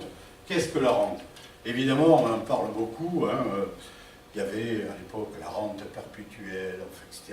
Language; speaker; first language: French; native; French